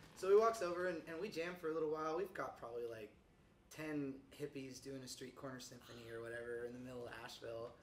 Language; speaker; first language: English; native; English